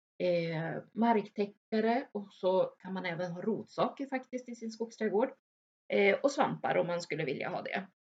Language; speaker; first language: Swedish; native; Swedish